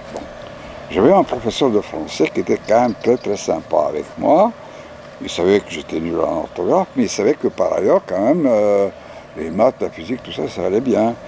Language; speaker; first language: French; non-native, fluent; Bulgarian